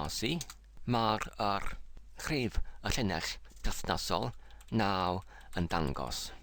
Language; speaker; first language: Welsh; non-native, learner; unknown